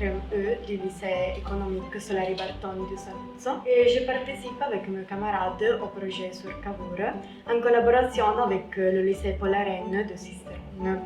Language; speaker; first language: French; non-native, learner; Italian